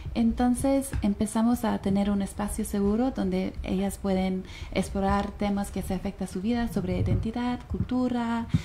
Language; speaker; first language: Spanish; non-native, fluent; English